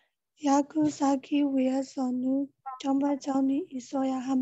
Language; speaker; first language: Korean; non-native, learner; Burmese